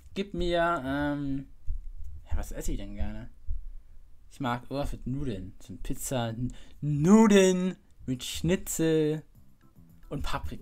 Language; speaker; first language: German; native; German